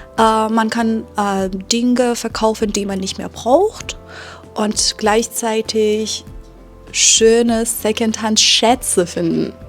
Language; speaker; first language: German; non-native, fluent; Persian